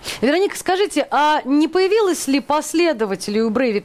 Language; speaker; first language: Russian; native; Russian